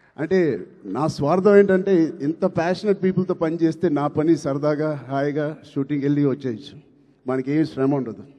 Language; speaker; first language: Telugu; native; Telugu